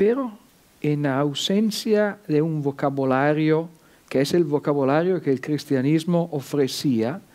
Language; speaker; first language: Spanish; non-native, fluent; Italian